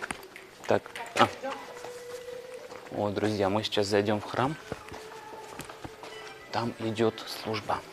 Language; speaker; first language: Russian; native; Russian